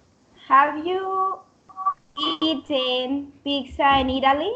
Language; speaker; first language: English; non-native, learner; Spanish